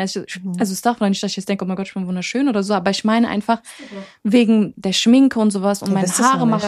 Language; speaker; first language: German; early bilingual, other home language; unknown